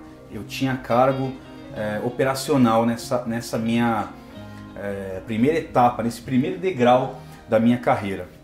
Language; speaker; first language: Portuguese; native; Portuguese